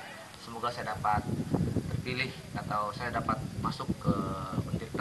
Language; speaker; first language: Indonesian; non-native, local second language; Sundanese